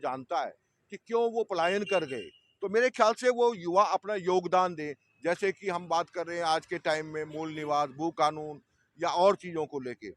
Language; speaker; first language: Hindi; native; Hindi